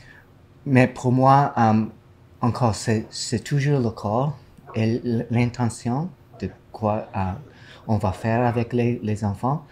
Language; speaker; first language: French; non-native, learner; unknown